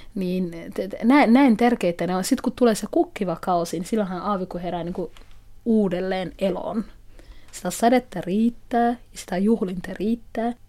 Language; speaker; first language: Finnish; non-native, fluent; Somali